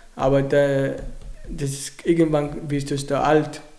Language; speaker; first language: German; non-native, learner; Arabic